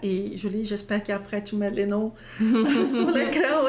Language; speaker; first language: French; non-native, fluent; Portuguese